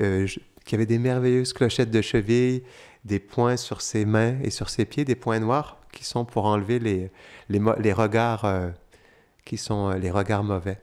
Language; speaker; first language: French; native; French